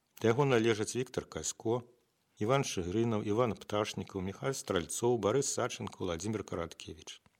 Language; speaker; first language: Belarusian; native; Belarusian